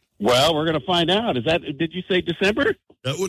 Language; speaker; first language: English; native; English